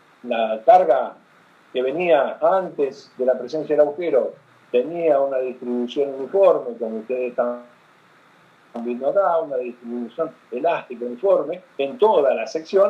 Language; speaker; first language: Spanish; native; Spanish